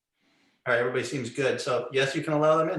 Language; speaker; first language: English; native; English